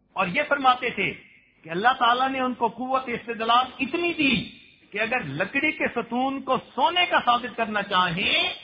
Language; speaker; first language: Urdu; non-native, local second language; Punjabi